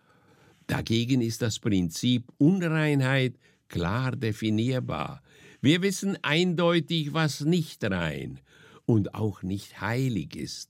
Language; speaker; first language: German; native; German